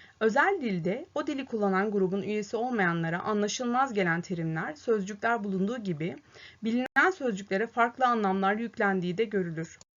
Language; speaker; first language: Turkish; native; Turkish